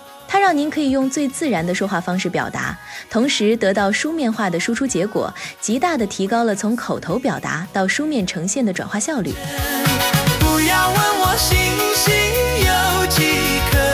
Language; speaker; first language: Chinese; native; Chinese